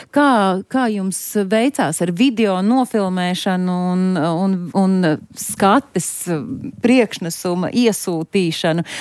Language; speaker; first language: Latvian; native; Latvian